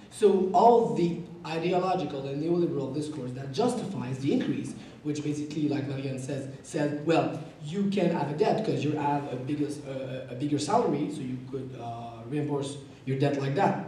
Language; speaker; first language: English; non-native, fluent; French